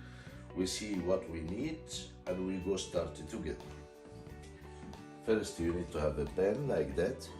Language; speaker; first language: English; non-native, learner; Arabic